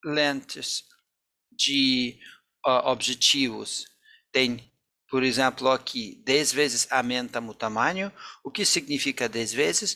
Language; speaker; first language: Portuguese; non-native, fluent; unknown